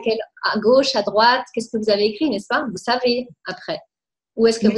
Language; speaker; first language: French; native; French